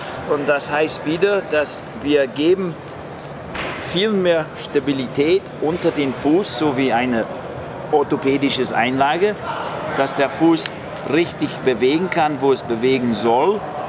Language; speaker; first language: German; non-native, fluent; English